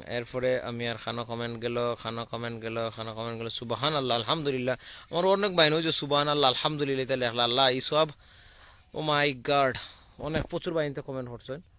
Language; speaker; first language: Bangla; native; Bangla